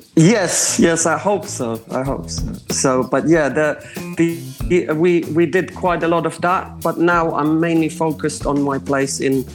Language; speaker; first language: English; non-native, fluent; Croatian